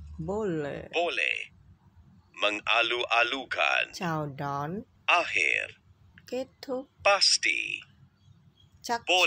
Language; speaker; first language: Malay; non-native, learner; Vietnamese